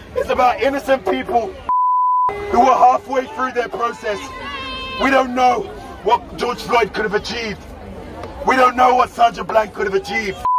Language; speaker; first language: English; native; English